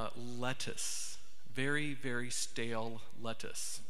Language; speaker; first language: English; native; English